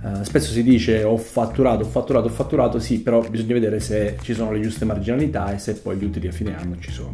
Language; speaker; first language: Italian; native; Italian